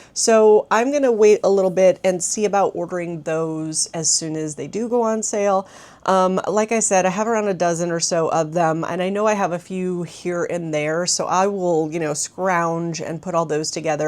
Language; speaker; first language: English; native; English